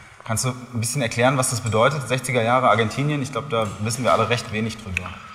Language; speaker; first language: German; native; German